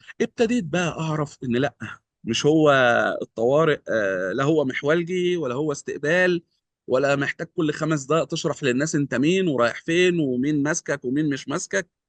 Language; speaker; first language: Egyptian Arabic; native; Egyptian Arabic